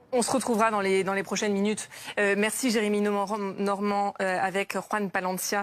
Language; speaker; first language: French; native; French